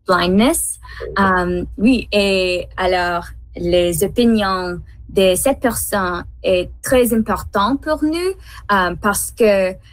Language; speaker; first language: French; non-native, learner; English